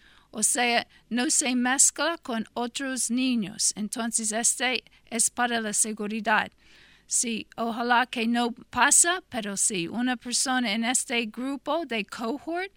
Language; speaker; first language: Spanish; non-native, fluent; English